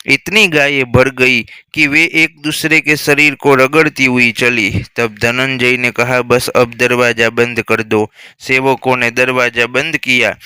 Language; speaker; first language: Hindi; non-native, local second language; Gujarati